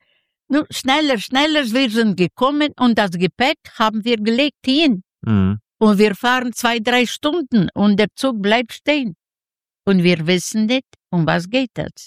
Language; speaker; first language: German; non-native, fluent; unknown